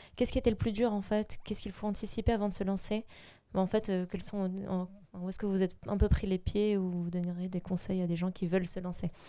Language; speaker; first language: French; non-native, local second language; Arabic